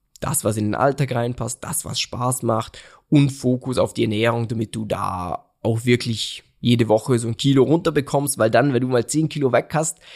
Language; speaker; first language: German; native; German